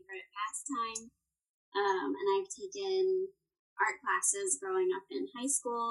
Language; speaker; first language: English; native; English